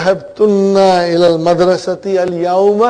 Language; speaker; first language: Arabic; non-native, fluent; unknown